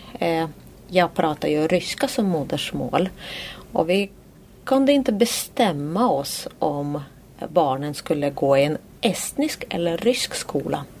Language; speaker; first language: Swedish; non-native, fluent; Russian